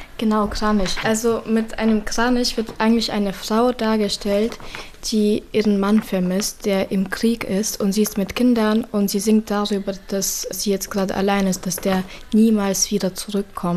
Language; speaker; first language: German; non-native, fluent; Ukrainian